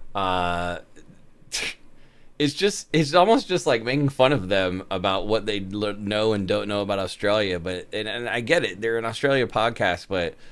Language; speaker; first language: English; native; English